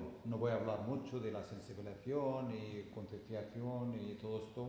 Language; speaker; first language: Spanish; non-native, fluent; Arabic